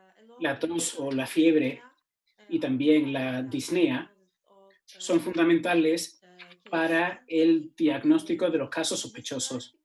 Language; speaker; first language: Spanish; non-native, fluent; Turkish